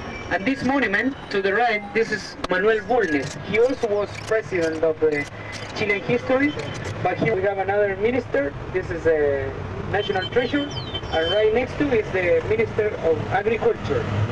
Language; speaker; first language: English; non-native, fluent; Spanish